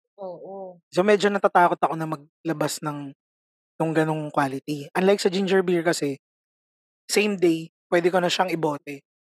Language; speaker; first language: Filipino; native; Filipino